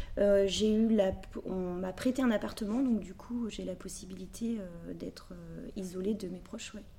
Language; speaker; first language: French; native; French